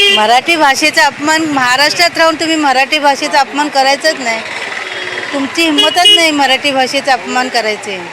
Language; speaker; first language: Marathi; non-native, local second language; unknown